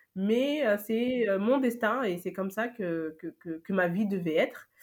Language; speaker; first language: French; native; French